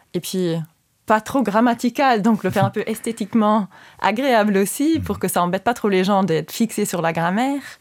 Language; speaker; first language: French; non-native, fluent; Luxembourgish